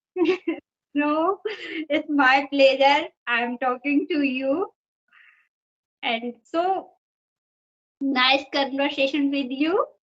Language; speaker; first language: English; non-native, fluent; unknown